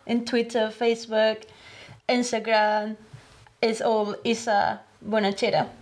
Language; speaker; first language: English; non-native, fluent; Spanish